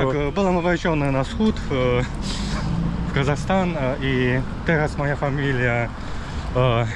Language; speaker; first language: Polish; early bilingual, heritage; Russian